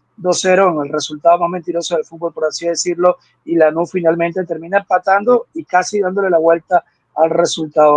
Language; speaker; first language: Spanish; native; Spanish